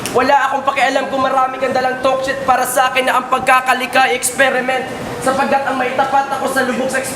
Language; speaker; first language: Filipino; non-native, local second language; Cebuano